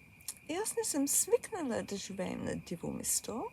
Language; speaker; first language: Bulgarian; early bilingual, heritage; Bulgarian